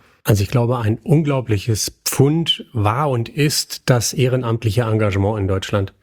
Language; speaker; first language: German; native; German